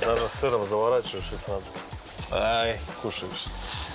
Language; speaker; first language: Russian; native; Russian